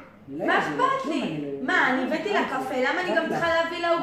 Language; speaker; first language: Hebrew; native; Hebrew